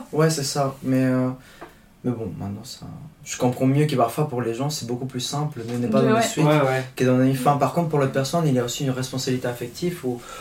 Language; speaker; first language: French; non-native, fluent; Spanish